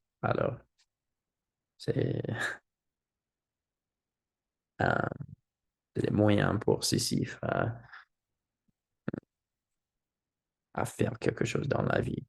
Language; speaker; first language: French; non-native, learner; English